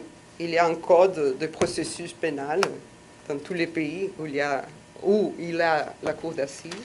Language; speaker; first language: French; non-native, fluent; Portuguese